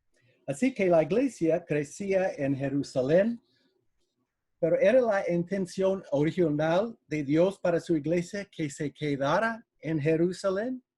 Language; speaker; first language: Spanish; non-native, fluent; English